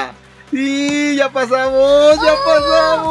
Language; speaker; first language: Spanish; native; Spanish